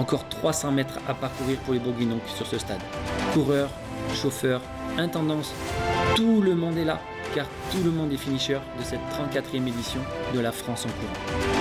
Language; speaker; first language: French; native; French